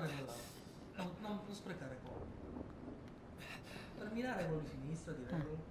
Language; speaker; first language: Italian; native; Italian